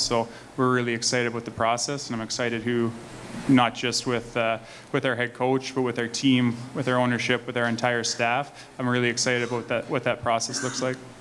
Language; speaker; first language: English; native; English